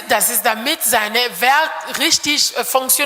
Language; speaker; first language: German; non-native, fluent; French